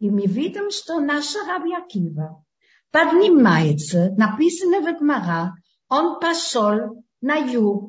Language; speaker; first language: Russian; early bilingual, heritage; Hebrew